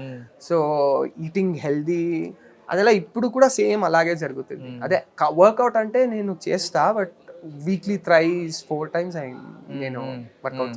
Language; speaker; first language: Telugu; non-native, learner; Kannada